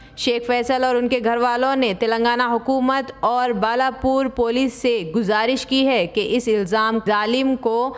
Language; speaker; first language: Hindi; non-native, local second language; Urdu